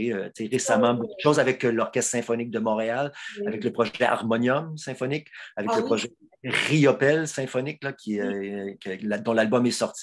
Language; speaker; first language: French; native; French